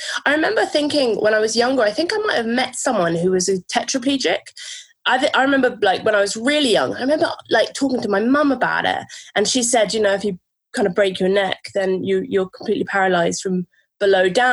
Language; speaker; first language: English; native; English